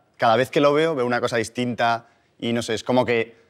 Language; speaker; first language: Spanish; native; Spanish